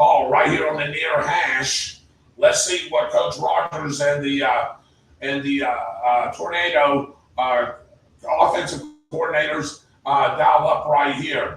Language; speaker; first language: English; native; English